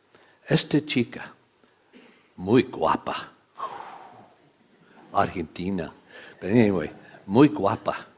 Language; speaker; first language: Spanish; non-native, learner; English